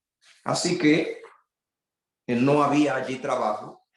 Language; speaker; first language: Spanish; native; Spanish